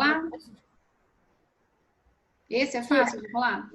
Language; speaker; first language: Portuguese; native; Portuguese